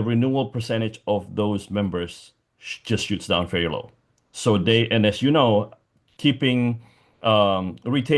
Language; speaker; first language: English; non-native, fluent; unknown